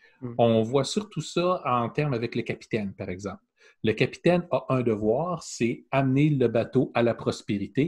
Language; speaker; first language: French; native; French